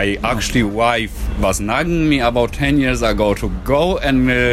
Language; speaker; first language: English; non-native, fluent; Polish